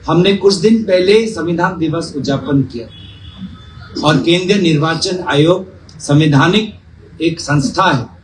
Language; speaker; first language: Hindi; non-native, local second language; Assamese